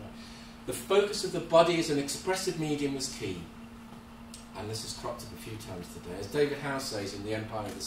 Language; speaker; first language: English; native; English